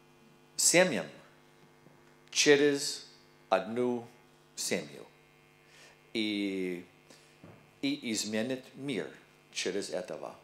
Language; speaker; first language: Russian; non-native, learner; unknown